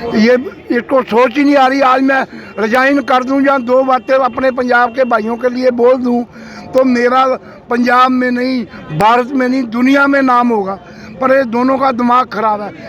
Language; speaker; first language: Hindi; non-native, local second language; Punjabi